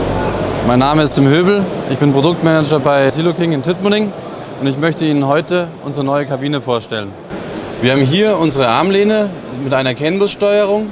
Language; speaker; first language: German; native; German